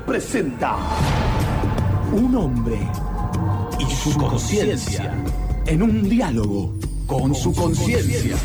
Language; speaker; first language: Spanish; native; Spanish